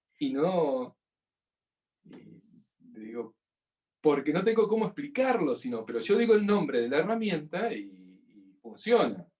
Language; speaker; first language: Spanish; native; Spanish